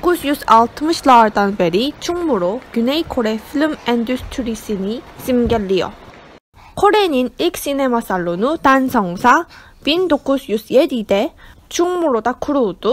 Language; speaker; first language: Turkish; non-native, fluent; Korean